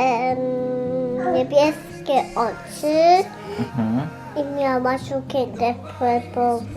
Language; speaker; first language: Polish; early bilingual, heritage; Polish